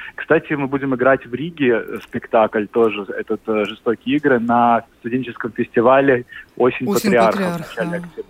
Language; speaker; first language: Russian; native; Russian